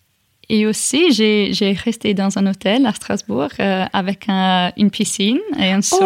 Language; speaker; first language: French; non-native, fluent; English